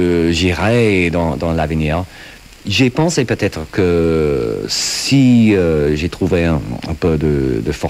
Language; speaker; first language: French; non-native, fluent; English